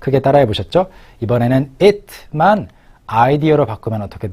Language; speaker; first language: Korean; native; Korean